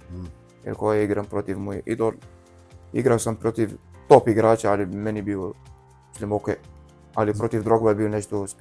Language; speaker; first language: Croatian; non-native, learner; Arabic